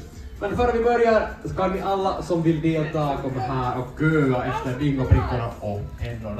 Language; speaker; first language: Swedish; non-native, local second language; Finnish